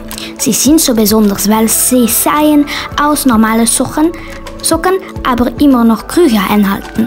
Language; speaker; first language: German; non-native, learner; Dutch